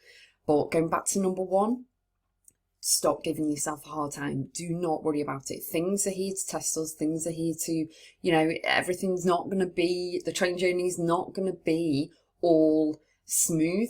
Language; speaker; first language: English; native; English